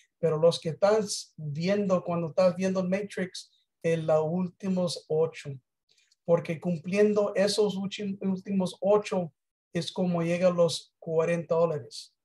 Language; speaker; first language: Spanish; early bilingual, heritage; English